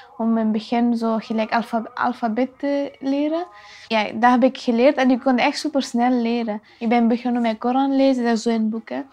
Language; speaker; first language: Dutch; non-native, fluent; Persian